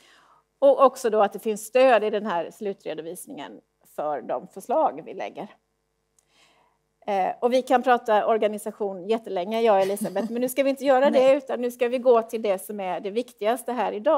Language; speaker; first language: Swedish; native; Swedish